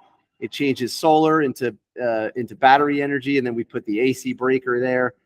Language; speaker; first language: English; native; English